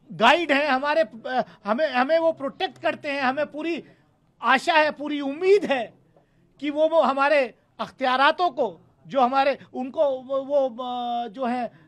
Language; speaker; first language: Hindi; native; Hindi